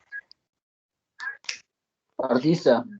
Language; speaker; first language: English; non-native, learner; Spanish